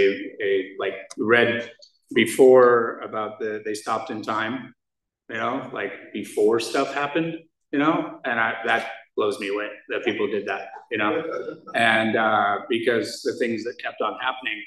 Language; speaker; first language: English; native; English